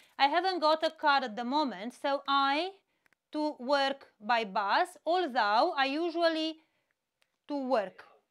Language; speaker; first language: English; non-native, fluent; Romanian